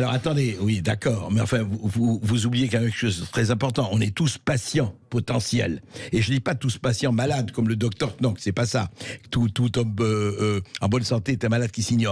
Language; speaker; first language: French; native; French